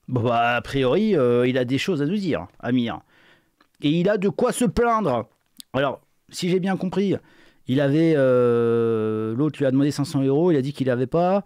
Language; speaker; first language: French; native; French